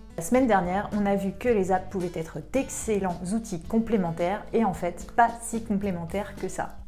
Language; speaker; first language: French; native; French